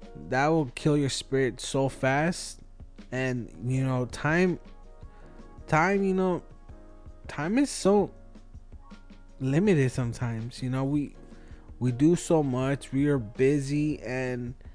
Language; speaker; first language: English; early bilingual, other home language; Spanish